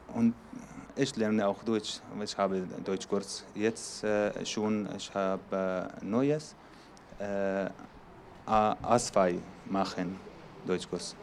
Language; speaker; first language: German; non-native, learner; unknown